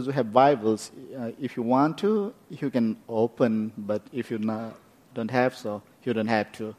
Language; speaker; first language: English; non-native, local second language; Nepali